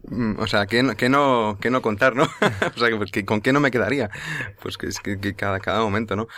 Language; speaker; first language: Spanish; native; Spanish